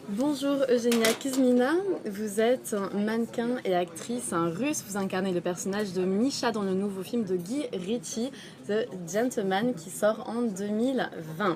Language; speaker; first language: French; native; French